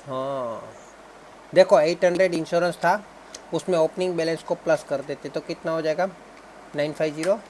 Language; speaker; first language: Hindi; non-native, local second language; Gujarati